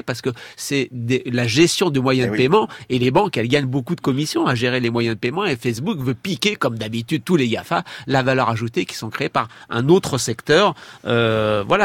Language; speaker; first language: French; native; French